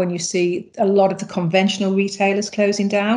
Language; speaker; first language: English; native; English